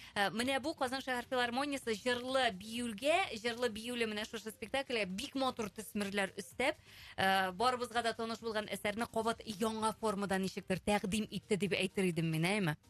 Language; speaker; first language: Tatar; native; Tatar